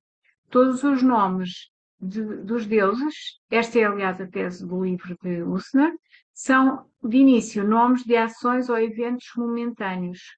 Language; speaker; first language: Portuguese; native; Portuguese